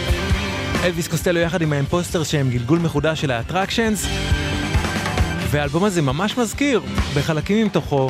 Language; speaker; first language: Hebrew; native; Hebrew